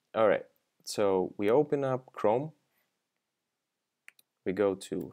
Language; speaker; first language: English; non-native, fluent; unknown